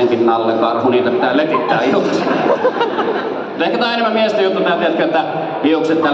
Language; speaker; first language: Finnish; native; Finnish